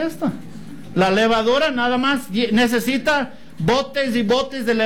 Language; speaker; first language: Spanish; non-native, fluent; English